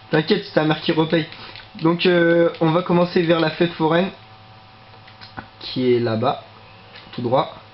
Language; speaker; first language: French; native; French